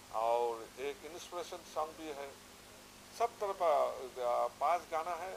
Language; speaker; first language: Hindi; non-native, local second language; Assamese